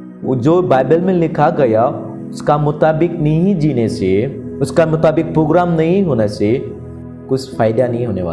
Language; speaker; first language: Hindi; non-native, local second language; Kok Borok